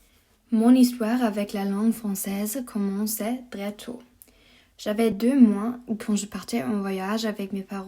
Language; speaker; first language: French; non-native, learner; German